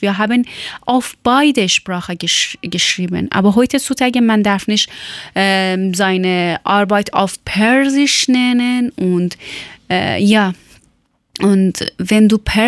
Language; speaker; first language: German; non-native, learner; Persian